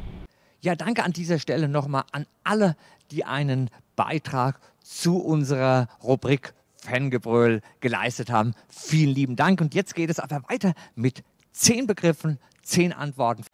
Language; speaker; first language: German; native; German